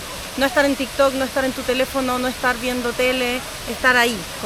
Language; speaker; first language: Spanish; native; Spanish